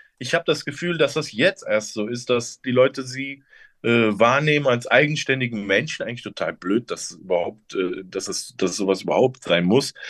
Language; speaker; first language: German; early bilingual, other home language; Turkish